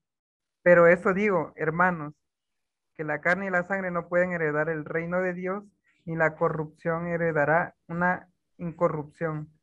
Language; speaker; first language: Spanish; native; Spanish